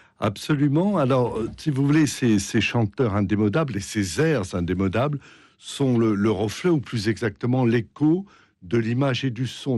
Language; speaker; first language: French; native; French